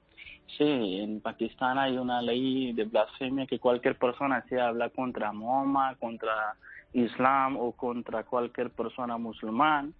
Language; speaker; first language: Spanish; non-native, learner; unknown